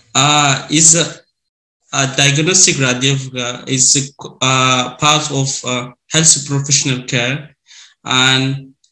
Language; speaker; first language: English; non-native, learner; Arabic